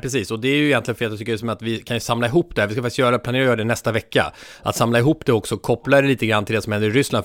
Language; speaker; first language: Swedish; native; Swedish